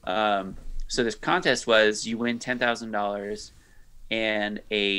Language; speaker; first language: English; native; English